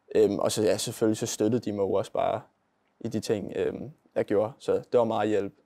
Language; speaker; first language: Danish; native; Danish